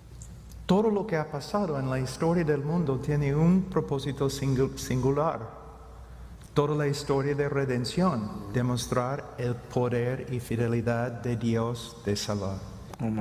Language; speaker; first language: Spanish; non-native, fluent; English